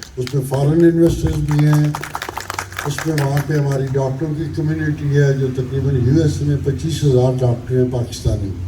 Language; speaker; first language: Urdu; non-native, local second language; Punjabi